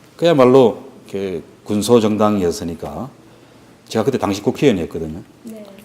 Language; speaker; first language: Korean; native; Korean